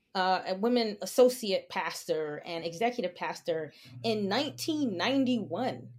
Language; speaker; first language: English; native; English